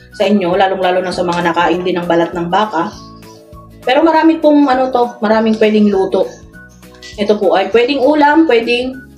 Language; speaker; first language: Filipino; non-native, local second language; Iloko